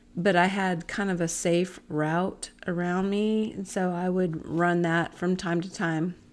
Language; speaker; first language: English; native; English